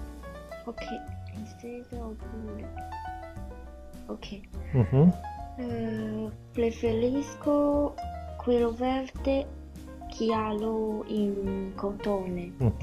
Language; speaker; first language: Italian; non-native, learner; Chinese